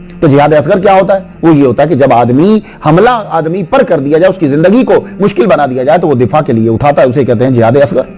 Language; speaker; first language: Urdu; native; Urdu